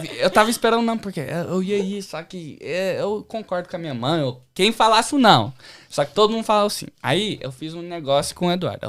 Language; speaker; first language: Portuguese; early bilingual, heritage; Portuguese